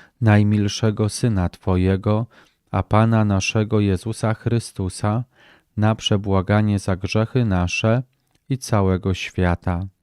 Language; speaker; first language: Polish; native; Polish